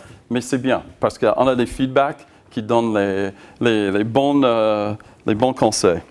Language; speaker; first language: French; non-native, learner; English